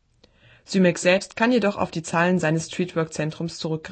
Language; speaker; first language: German; native; German